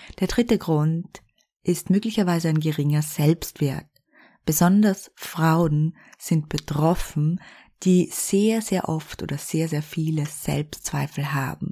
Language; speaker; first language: German; native; German